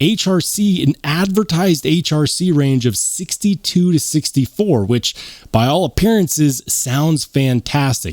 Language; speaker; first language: English; native; English